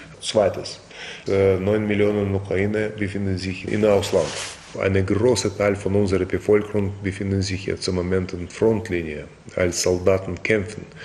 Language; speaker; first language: German; non-native, fluent; Russian